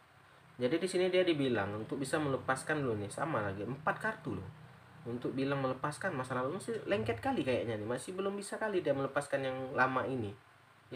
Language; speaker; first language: Indonesian; native; Indonesian